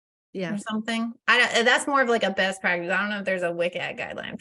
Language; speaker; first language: English; native; English